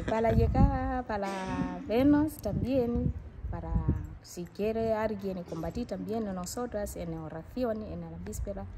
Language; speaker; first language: Spanish; non-native, learner; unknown